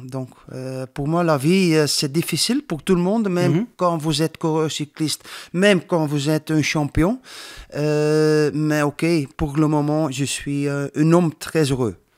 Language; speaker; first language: French; non-native, learner; Dutch